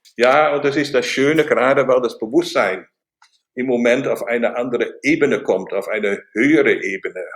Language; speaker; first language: German; non-native, fluent; Dutch